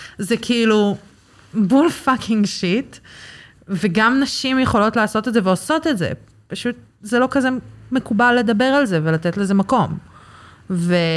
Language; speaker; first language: Hebrew; early bilingual, other home language; English